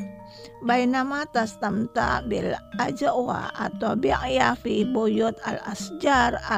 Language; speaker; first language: Arabic; non-native, fluent; Indonesian